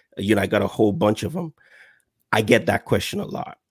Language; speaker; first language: English; non-native, local second language; Yoruba